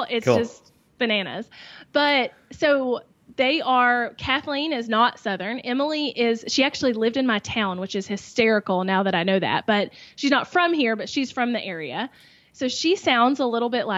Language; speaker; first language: English; native; English